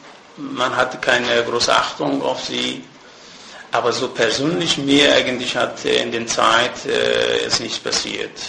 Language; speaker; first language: German; non-native, fluent; Persian